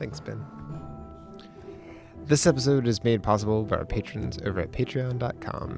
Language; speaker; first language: English; native; English